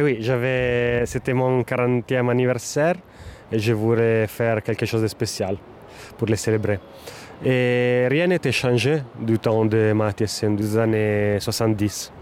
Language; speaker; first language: French; non-native, fluent; Italian